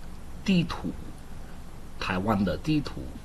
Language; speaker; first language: Chinese; non-native, learner; English